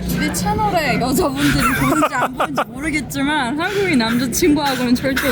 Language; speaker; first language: Korean; non-native, fluent; Persian